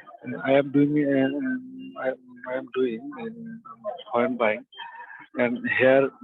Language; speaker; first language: English; non-native, learner; Bangla